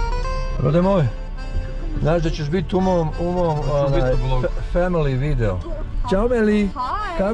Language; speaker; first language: Croatian; native; Croatian